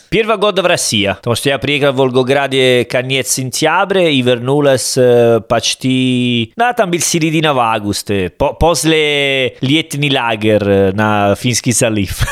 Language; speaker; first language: Russian; non-native, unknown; Italian